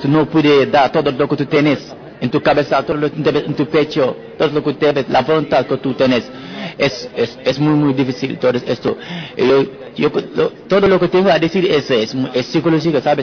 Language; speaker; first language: Spanish; non-native, fluent; Wolof